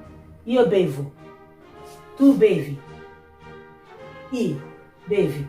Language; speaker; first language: Italian; non-native, learner; Nigerian Pidgin